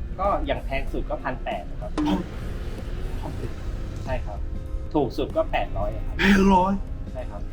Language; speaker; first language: Thai; native; Thai